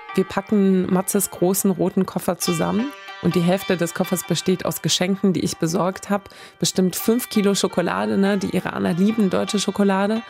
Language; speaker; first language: German; early bilingual, other home language; Swedish